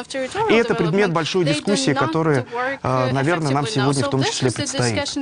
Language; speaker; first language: Russian; native; Russian